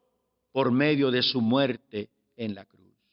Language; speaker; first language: Spanish; native; Spanish